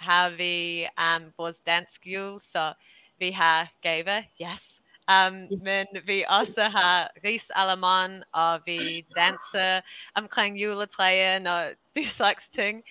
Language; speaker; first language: Danish; early bilingual, heritage; English